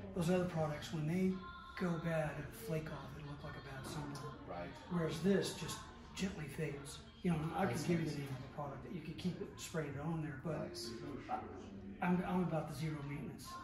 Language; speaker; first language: English; native; English